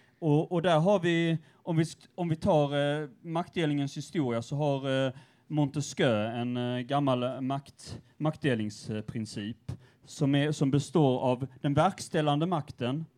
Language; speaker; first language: Swedish; native; Swedish